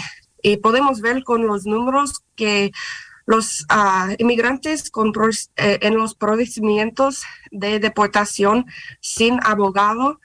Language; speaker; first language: Spanish; non-native, fluent; English